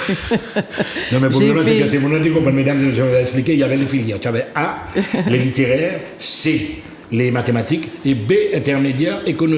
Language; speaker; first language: French; native; French